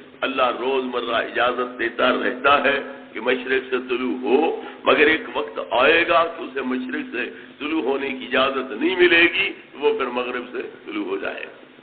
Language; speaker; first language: Urdu; non-native, local second language; Punjabi